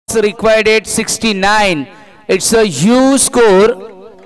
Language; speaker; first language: English; non-native, local second language; Marathi